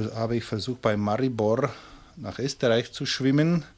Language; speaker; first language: German; non-native, fluent; Czech